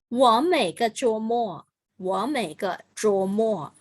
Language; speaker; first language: Chinese; non-native, fluent; Thai